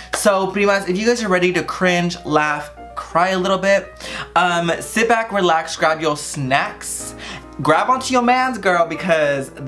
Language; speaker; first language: English; early bilingual, other home language; Spanish